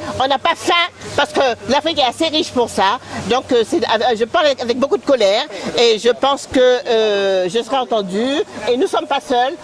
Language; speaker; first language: French; native; French